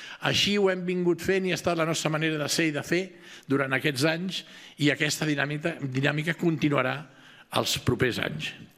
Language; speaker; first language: Catalan; native; Catalan